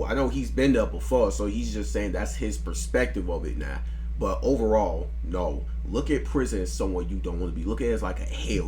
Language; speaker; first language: English; native; English